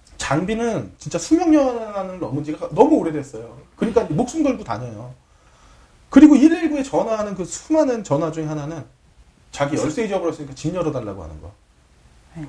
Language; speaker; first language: Korean; native; Korean